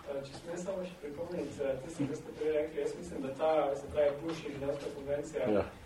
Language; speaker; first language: Slovenian; native; Slovenian